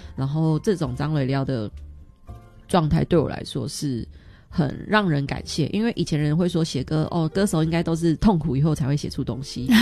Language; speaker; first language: Chinese; native; Chinese